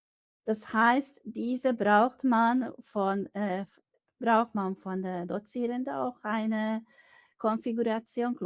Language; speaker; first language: German; non-native, fluent; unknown